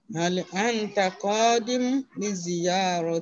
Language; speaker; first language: Arabic; non-native, learner; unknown